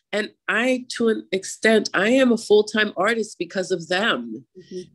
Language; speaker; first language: English; native; English